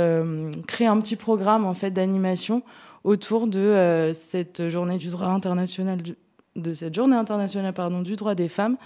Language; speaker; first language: French; native; French